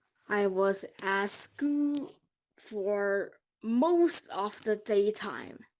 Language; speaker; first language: English; non-native, learner; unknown